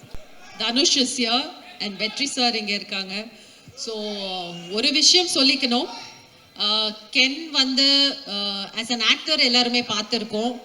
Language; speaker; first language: Tamil; native; Tamil